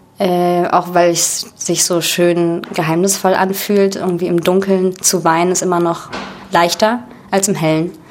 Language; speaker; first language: German; early bilingual, other home language; Russian